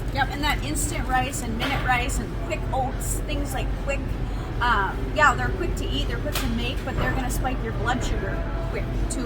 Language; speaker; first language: English; native; English